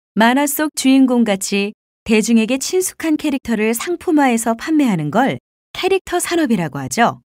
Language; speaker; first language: Korean; native; Korean